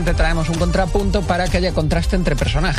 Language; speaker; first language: Spanish; native; Spanish